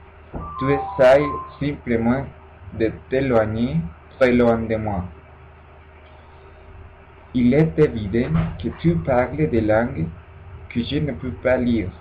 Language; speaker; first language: French; non-native, learner; Spanish